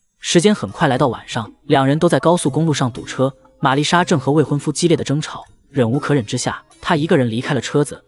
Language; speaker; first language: Chinese; native; Chinese